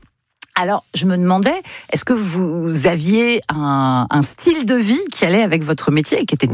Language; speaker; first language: French; native; French